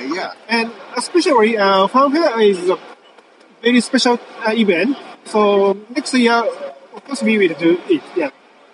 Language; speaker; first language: English; non-native, learner; Japanese